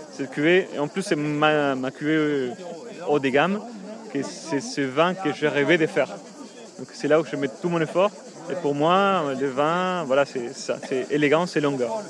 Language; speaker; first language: French; non-native, fluent; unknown